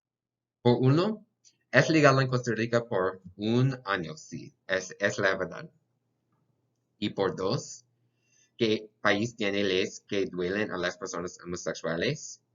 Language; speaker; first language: Spanish; non-native, learner; English